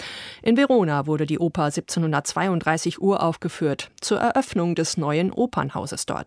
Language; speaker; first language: German; native; German